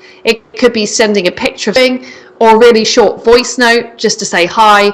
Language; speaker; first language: English; native; English